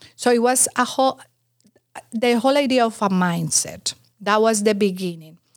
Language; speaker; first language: English; non-native, fluent; Spanish